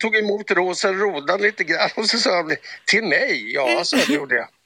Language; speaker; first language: Swedish; native; Swedish